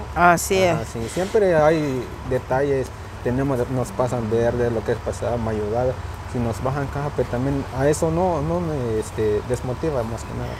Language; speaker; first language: Spanish; native; Spanish